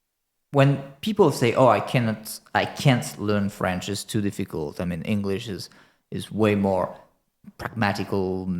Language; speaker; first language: English; non-native, fluent; French